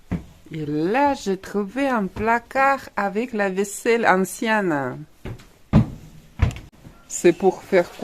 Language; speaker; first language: French; non-native, fluent; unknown